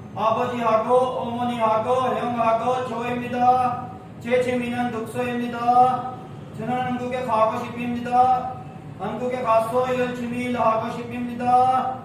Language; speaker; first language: Korean; non-native, learner; Urdu